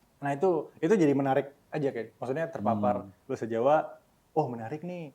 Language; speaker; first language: Indonesian; non-native, local second language; Sundanese